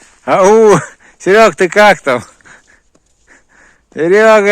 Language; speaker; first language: Russian; native; Russian